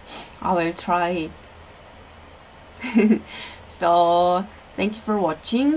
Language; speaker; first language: English; non-native, learner; Korean